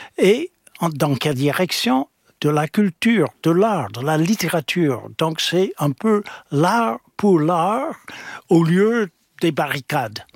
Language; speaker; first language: French; non-native, fluent; English